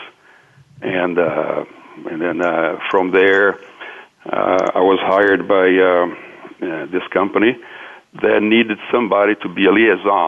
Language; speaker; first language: English; non-native, fluent; Portuguese